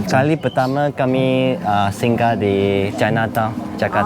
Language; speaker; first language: Indonesian; non-native, local second language; Chinese